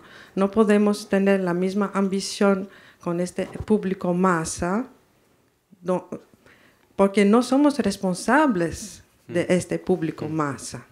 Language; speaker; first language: Spanish; non-native, fluent; French